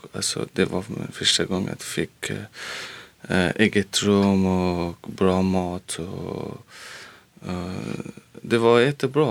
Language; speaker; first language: Swedish; non-native, learner; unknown